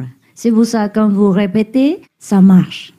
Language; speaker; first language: French; non-native, learner; Vietnamese